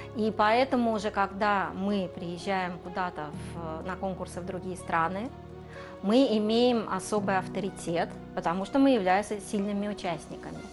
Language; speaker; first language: Russian; native; Russian